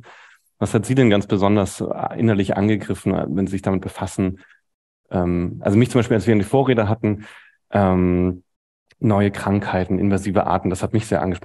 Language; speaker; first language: German; native; German